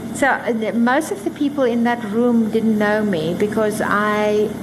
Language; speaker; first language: English; non-native, local second language; Afrikaans